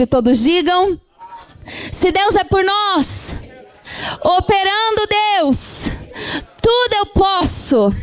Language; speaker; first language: Portuguese; native; Portuguese